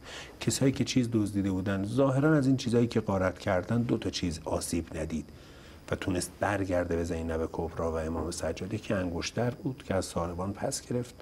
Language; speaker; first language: Persian; native; Persian